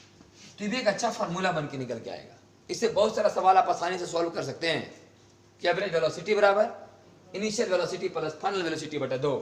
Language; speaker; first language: Hindi; native; Hindi